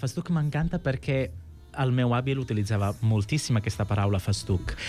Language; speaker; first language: Catalan; non-native, fluent; Sicilian